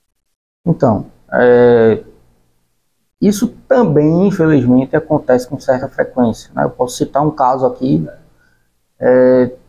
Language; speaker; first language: Portuguese; native; Portuguese